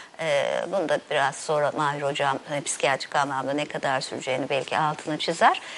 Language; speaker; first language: Turkish; native; Turkish